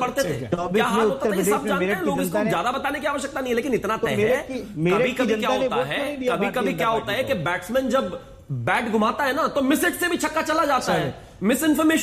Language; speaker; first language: Hindi; native; Hindi